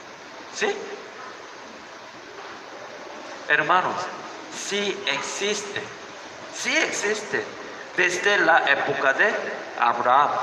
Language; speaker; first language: Spanish; non-native, learner; Korean